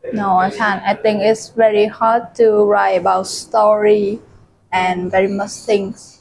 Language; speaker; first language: English; non-native, learner; Vietnamese